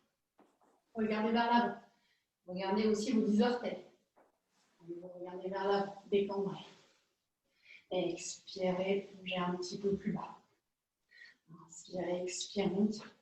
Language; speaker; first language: French; native; French